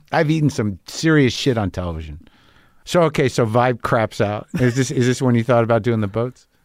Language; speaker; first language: English; native; English